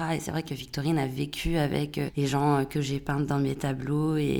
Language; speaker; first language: French; native; French